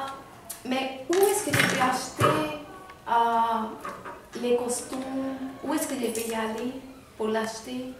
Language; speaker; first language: French; non-native, learner; Danish